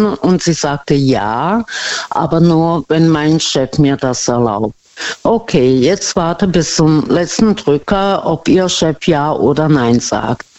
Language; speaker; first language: German; non-native, fluent; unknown